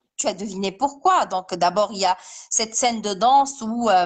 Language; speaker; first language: French; non-native, local second language; Arabic